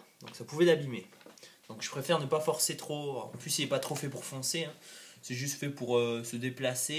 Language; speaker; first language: French; native; French